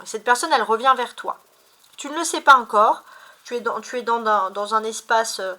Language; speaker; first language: French; native; French